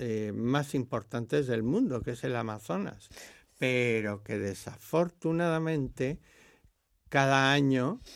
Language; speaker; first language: Spanish; native; Spanish